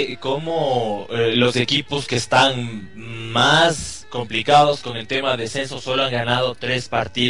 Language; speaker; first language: Spanish; native; Spanish